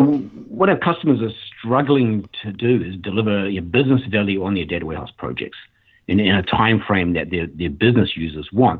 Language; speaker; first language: English; native; English